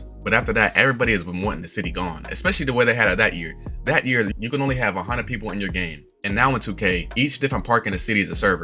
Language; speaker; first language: English; native; English